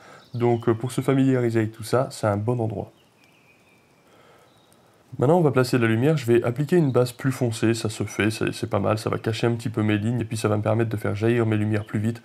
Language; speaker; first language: French; native; French